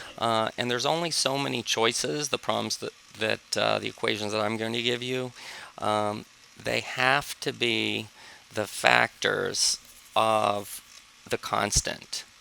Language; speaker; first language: English; native; English